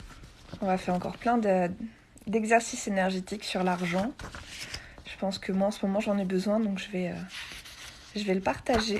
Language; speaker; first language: French; native; French